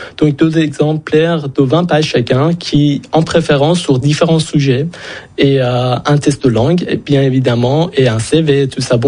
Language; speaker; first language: French; non-native, fluent; Persian